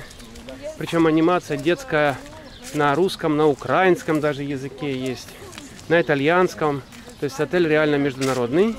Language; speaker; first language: Russian; native; Russian